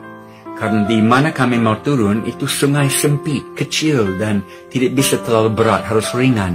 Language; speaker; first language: Indonesian; non-native, fluent; English